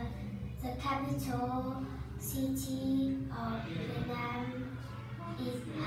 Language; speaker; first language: English; non-native, learner; Vietnamese